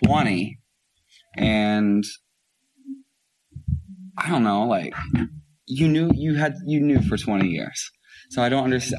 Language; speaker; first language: English; native; English